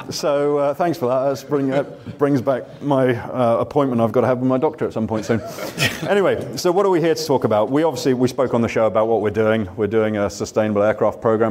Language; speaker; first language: English; native; English